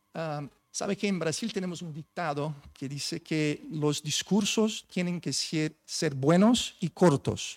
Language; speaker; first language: Spanish; non-native, fluent; Portuguese